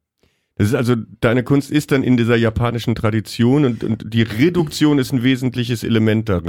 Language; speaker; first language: German; native; German